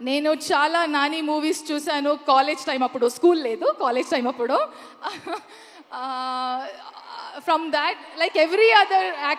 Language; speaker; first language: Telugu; non-native, learner; Kannada